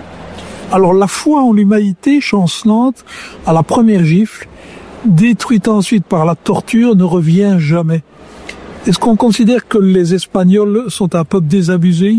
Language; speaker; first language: French; native; French